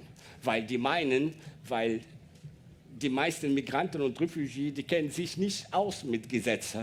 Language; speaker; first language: German; non-native, learner; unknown